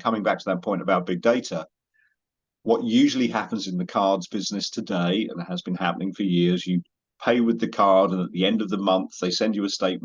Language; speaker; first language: English; native; English